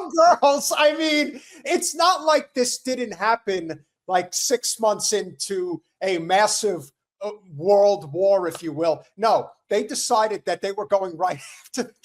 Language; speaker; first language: English; native; English